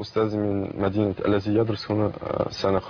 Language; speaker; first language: Arabic; non-native, learner; Russian